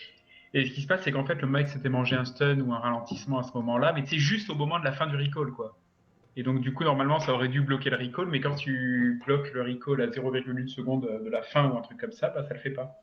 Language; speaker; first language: French; native; French